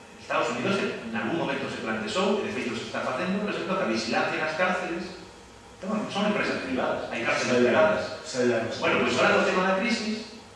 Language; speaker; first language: Galician; non-native, local second language; Spanish